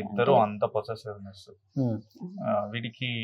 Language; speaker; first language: Telugu; non-native, local second language; Kannada